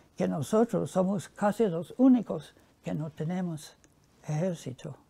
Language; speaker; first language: Spanish; non-native, fluent; English